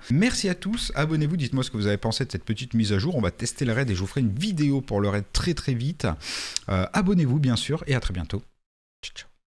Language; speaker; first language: French; native; French